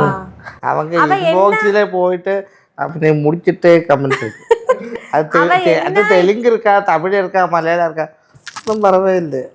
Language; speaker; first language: Tamil; non-native, local second language; Malayalam